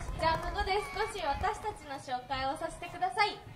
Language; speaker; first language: Japanese; native; Japanese